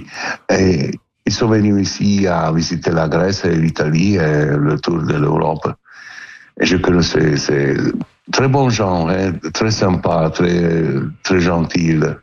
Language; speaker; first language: French; non-native, learner; Italian